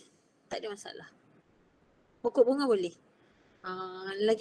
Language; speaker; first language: Malay; native; Malay